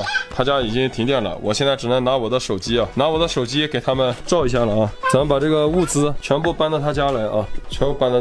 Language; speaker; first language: Chinese; native; Chinese